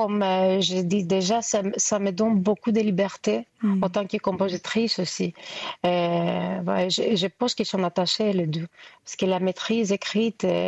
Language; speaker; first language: French; non-native, fluent; Greek